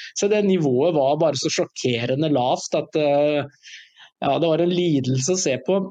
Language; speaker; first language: Norwegian; native; Norwegian